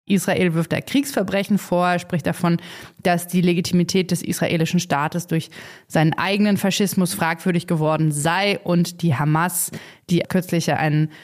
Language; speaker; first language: German; native; German